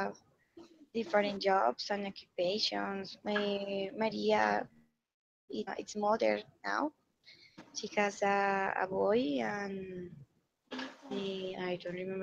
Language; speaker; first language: English; non-native, learner; Spanish